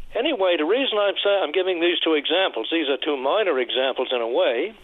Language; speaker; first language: English; native; English